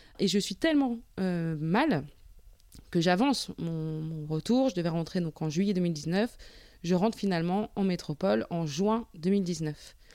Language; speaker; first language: French; native; French